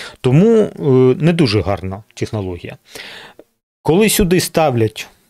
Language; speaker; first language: Ukrainian; non-native, local second language; Russian